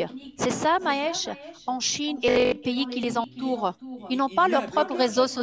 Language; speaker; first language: French; non-native, fluent; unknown